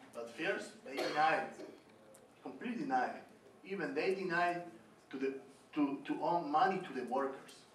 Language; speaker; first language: English; non-native, learner; Spanish